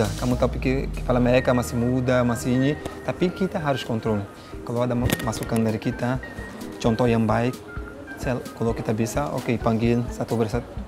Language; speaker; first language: Indonesian; non-native, fluent; Portuguese